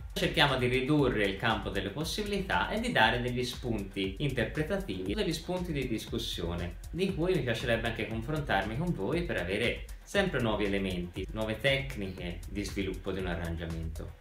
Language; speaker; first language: Italian; native; Italian